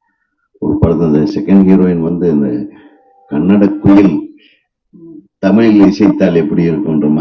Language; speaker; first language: Tamil; native; Tamil